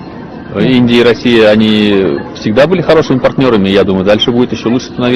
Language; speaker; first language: Russian; native; Russian